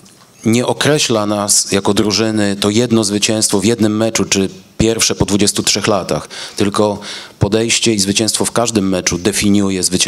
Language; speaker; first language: Polish; native; Polish